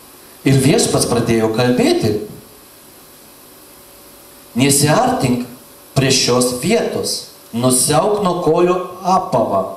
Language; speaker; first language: Lithuanian; non-native, local second language; Russian